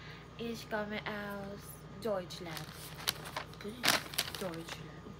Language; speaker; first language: German; non-native, learner; Filipino